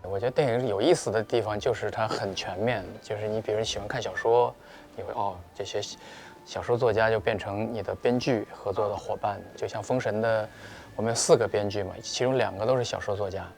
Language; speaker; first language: Chinese; native; Chinese